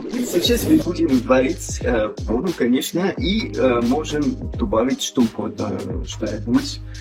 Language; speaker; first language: Russian; non-native, learner; French